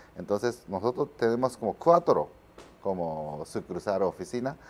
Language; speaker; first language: Spanish; non-native, learner; Japanese